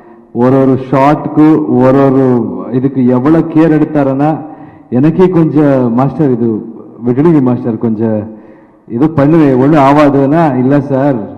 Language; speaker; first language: Tamil; non-native, learner; Kannada